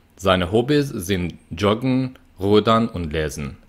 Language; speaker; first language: German; non-native, fluent; Persian